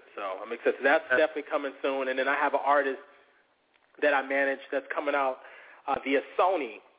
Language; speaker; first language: English; native; English